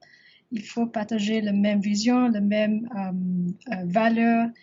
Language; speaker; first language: French; non-native, learner; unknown